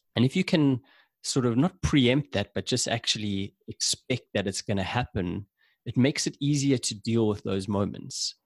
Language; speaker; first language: English; native; English